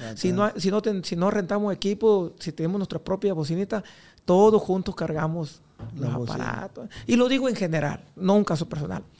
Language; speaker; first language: Spanish; native; Spanish